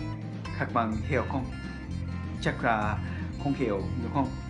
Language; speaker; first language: Vietnamese; non-native, fluent; Japanese